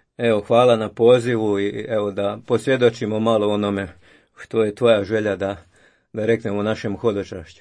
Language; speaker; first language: Croatian; native; Croatian